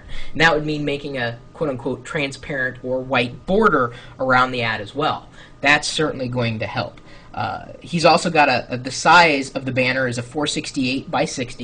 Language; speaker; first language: English; native; English